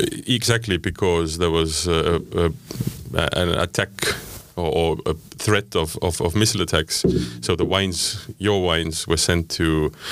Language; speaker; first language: English; non-native, fluent; Estonian